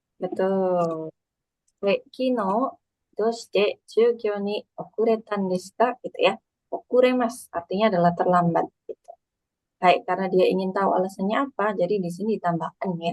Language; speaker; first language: Indonesian; native; Indonesian